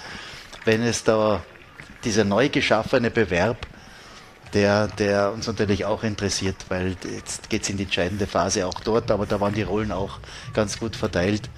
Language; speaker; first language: German; native; German